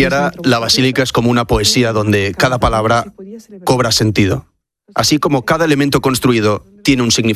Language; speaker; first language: Spanish; native; Spanish